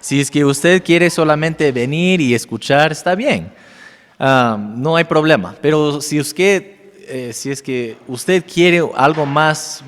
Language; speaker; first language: Spanish; non-native, fluent; English